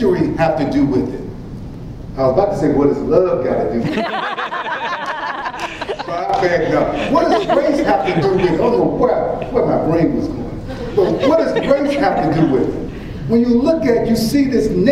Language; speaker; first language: English; native; English